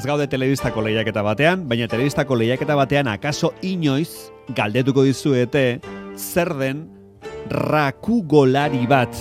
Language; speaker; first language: Basque; native; Basque